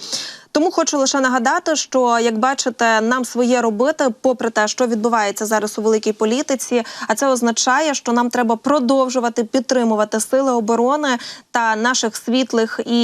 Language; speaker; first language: Ukrainian; native; Ukrainian